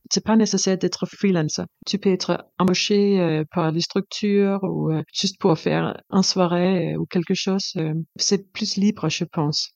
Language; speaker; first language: French; non-native, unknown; Danish